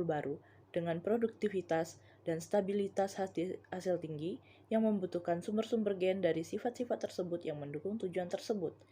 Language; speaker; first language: Indonesian; native; Indonesian